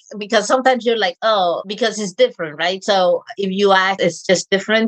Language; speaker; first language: English; early bilingual, other home language; Spanish